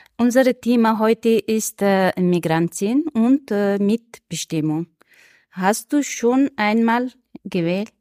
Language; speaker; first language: German; non-native, learner; Persian